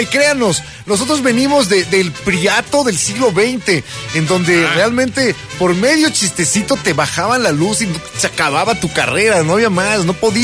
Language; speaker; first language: Spanish; native; Spanish